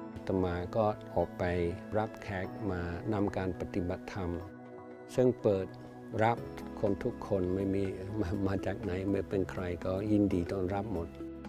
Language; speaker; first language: Thai; non-native, fluent; English